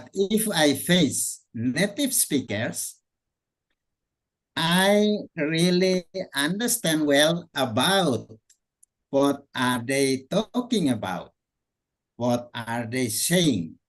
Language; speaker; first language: English; non-native, fluent; Indonesian